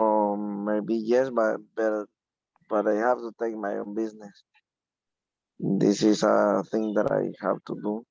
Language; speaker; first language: English; non-native, learner; Spanish